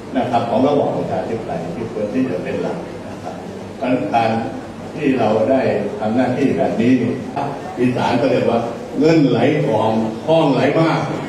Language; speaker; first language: Thai; native; Thai